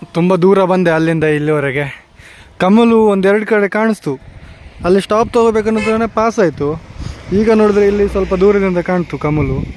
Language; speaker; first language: Kannada; native; Kannada